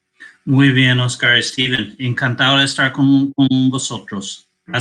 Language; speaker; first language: Spanish; non-native, fluent; English